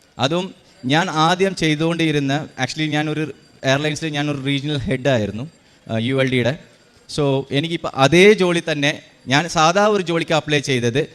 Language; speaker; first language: Malayalam; early bilingual, heritage; Malayalam